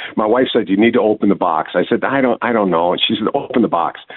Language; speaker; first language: English; native; English